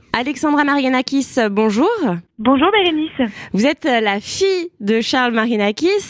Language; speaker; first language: French; native; French